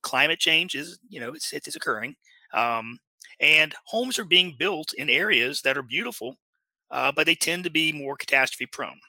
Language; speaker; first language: English; native; English